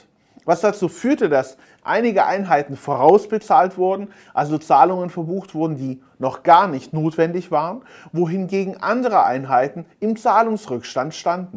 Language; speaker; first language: German; native; German